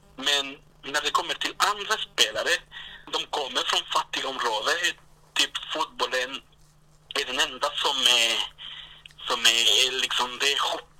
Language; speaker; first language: Swedish; non-native, fluent; Spanish